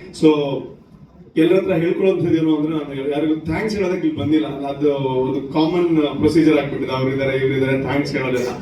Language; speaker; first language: Kannada; non-native, local second language; Tulu